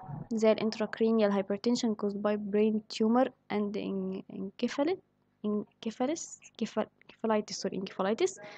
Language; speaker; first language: English; non-native, fluent; Arabic